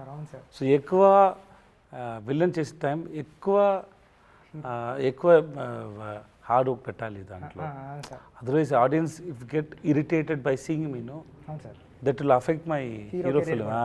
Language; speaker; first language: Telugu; non-native, learner; Tamil